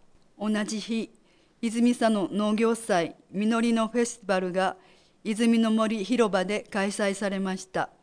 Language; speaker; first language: Japanese; native; Japanese